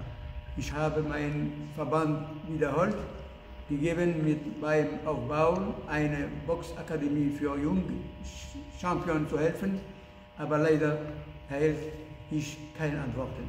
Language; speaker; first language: German; non-native, learner; Arabic